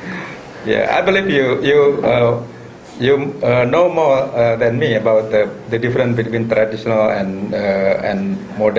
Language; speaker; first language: English; non-native, fluent; Indonesian